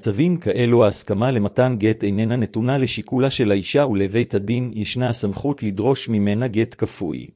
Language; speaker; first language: Hebrew; native; Hebrew